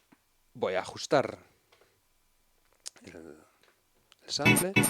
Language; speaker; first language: Spanish; non-native, fluent; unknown